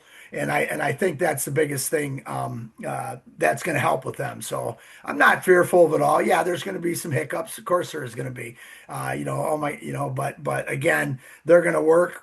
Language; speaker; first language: English; native; English